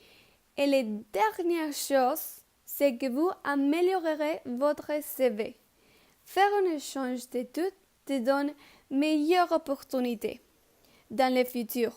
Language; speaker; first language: French; non-native, learner; Spanish